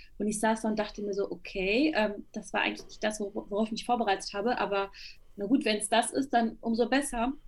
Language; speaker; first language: German; early bilingual, other home language; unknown